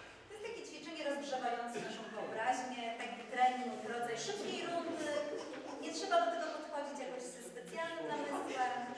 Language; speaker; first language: Polish; native; Polish